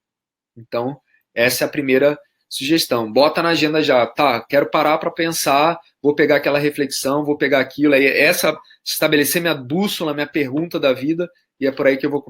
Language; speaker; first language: Portuguese; native; Portuguese